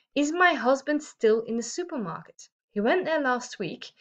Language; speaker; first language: English; non-native, fluent; Dutch